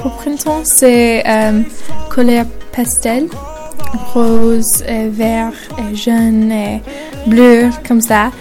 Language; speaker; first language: French; non-native, learner; English